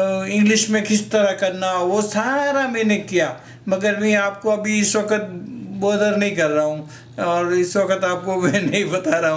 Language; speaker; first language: Hindi; non-native, local second language; Gujarati